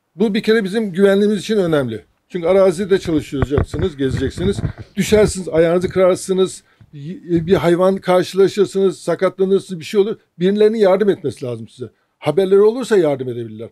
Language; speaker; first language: Turkish; native; Turkish